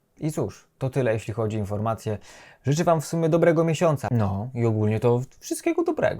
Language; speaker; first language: Polish; native; Polish